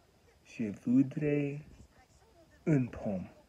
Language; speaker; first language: French; non-native, learner; English